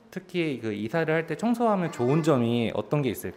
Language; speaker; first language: Korean; native; Korean